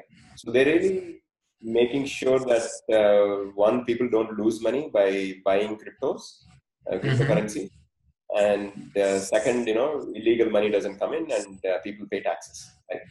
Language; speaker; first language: English; non-native, fluent; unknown